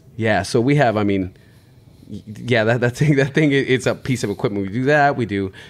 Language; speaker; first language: English; native; English